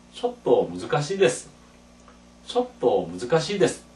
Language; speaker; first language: Japanese; non-native, fluent; Korean